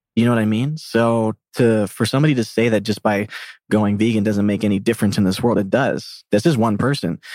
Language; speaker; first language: English; native; English